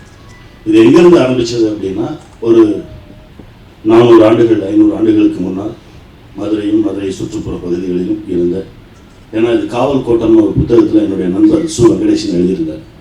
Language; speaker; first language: Tamil; native; Tamil